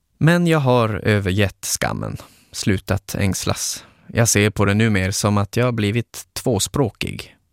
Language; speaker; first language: Swedish; native; Swedish